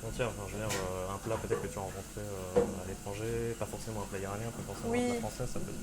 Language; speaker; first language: French; native; French